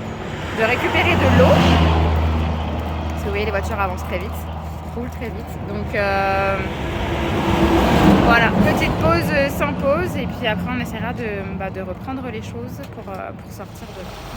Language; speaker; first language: French; native; French